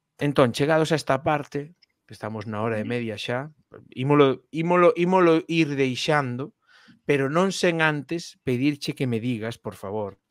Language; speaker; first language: Galician; native; Galician